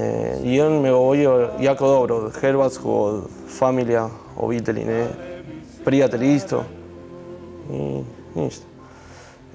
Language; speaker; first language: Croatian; early bilingual, heritage; Spanish